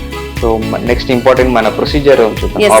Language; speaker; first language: Telugu; native; Telugu